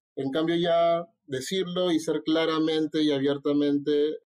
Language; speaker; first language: Spanish; native; Spanish